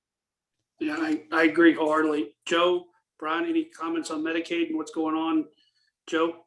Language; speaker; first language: English; native; English